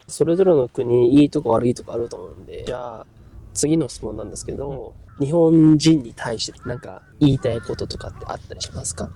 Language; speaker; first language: Japanese; native; Japanese